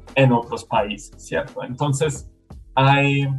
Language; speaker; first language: Spanish; non-native, fluent; German